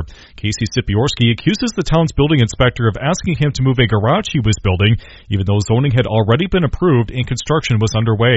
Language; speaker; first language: English; native; English